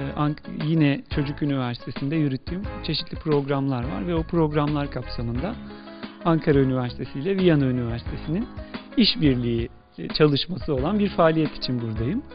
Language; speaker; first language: Turkish; native; Turkish